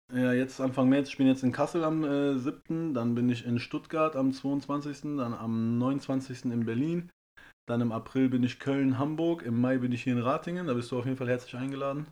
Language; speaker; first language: German; early bilingual, other home language; Persian